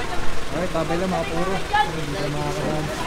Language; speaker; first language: Filipino; native; Filipino